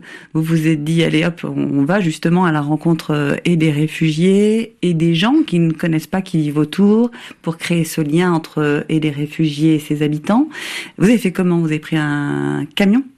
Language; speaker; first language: French; native; French